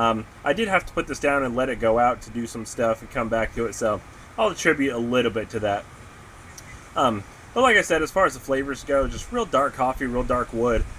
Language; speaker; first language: English; native; English